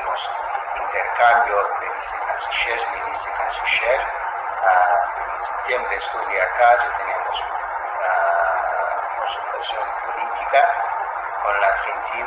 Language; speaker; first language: Spanish; non-native, fluent; Azerbaijani